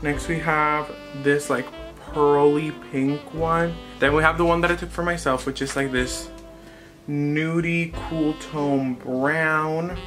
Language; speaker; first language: English; early bilingual, other home language; Spanish